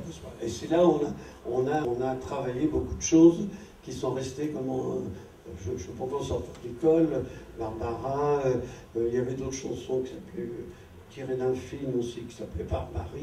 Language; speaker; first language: French; native; French